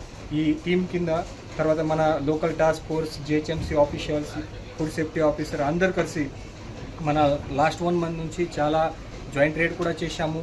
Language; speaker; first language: Telugu; non-native, local second language; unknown